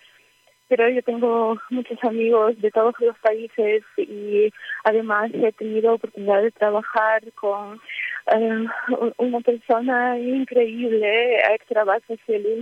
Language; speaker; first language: Spanish; early bilingual, heritage; Ukrainian